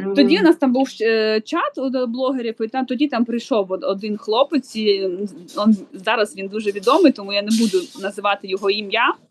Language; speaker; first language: Ukrainian; non-native, local second language; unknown